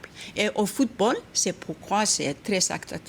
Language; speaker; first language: French; non-native, fluent; Icelandic